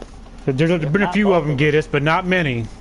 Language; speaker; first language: English; native; English